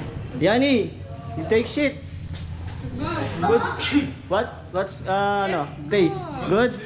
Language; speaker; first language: English; non-native, local second language; Filipino